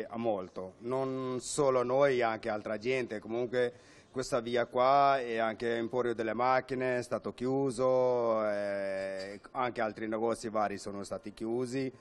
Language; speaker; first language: Italian; non-native, fluent; Urdu